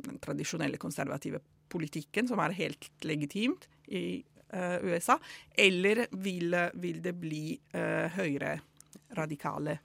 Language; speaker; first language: Norwegian; non-native, fluent; Italian